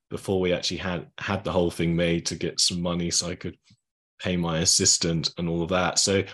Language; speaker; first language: English; native; English